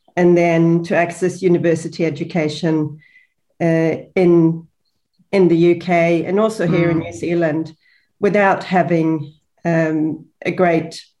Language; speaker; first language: English; non-native, fluent; Swedish